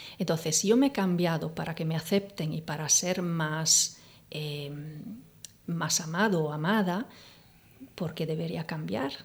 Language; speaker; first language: Spanish; non-native, fluent; Italian